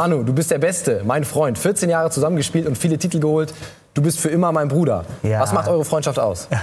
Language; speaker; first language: German; native; German